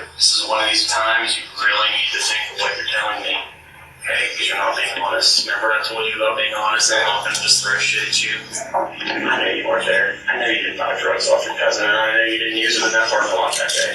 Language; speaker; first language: English; native; English